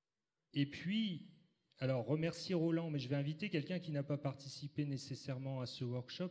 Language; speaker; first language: French; native; French